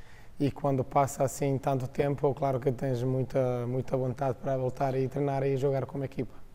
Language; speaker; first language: Portuguese; non-native, fluent; Croatian